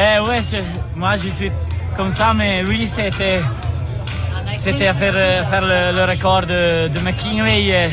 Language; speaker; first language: French; non-native, learner; Italian